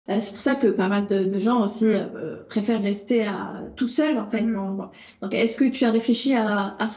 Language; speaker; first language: French; native; French